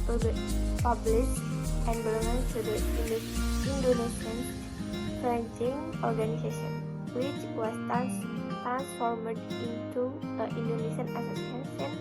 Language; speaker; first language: English; non-native, learner; Indonesian